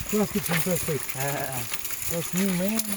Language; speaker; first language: English; non-native, fluent; Swedish